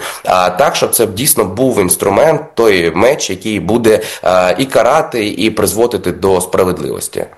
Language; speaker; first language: Ukrainian; native; Ukrainian